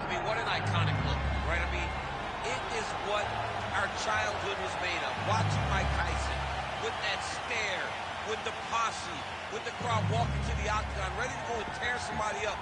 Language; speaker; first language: English; native; English